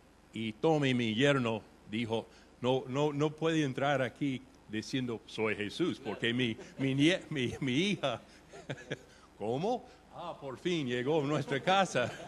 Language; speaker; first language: Spanish; non-native, fluent; English